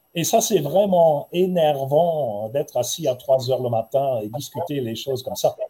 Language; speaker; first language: French; non-native, fluent; German